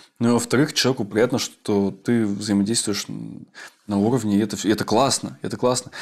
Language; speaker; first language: Russian; native; Russian